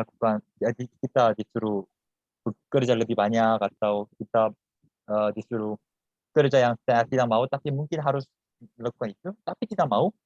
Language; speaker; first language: Indonesian; non-native, fluent; Korean